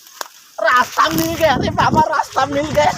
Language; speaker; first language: Hindi; non-native, local second language; Bodo